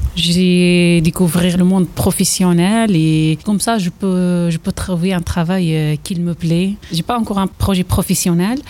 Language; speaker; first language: French; non-native, local second language; Arabic